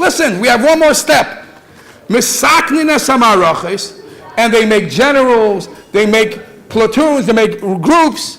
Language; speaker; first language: English; native; English